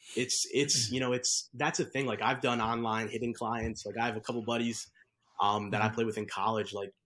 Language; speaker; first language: English; native; English